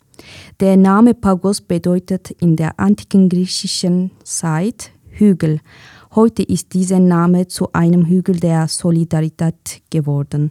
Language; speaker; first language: German; non-native, fluent; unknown